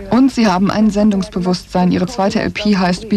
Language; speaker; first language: German; native; German